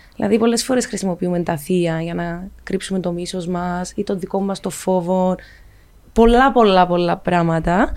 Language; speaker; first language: Greek; native; Greek